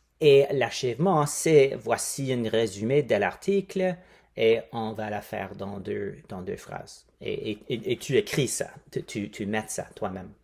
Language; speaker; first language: French; non-native, fluent; English